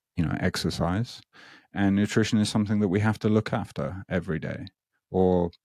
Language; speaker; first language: English; native; English